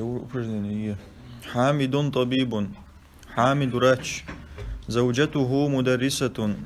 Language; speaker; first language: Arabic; non-native, fluent; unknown